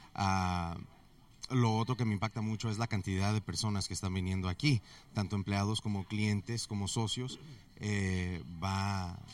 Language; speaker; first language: Spanish; early bilingual, heritage; Spanish